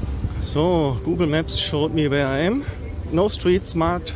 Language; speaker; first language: English; non-native, fluent; German